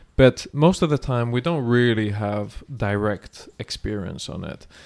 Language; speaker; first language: English; non-native, fluent; Greek